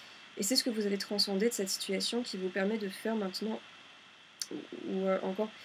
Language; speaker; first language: French; native; French